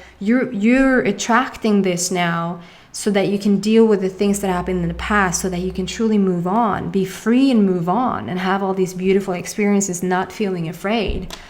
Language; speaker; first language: English; non-native, fluent; Swedish